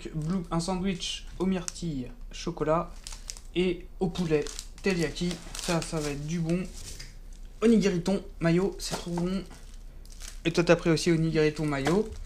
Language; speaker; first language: French; native; French